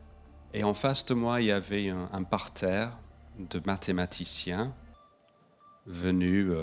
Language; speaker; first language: French; non-native, fluent; English